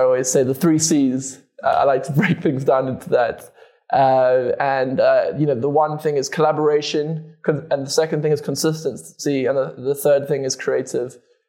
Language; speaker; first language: English; native; English